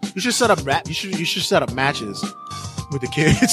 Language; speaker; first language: English; native; English